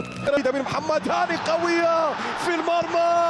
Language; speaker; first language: Arabic; native; Arabic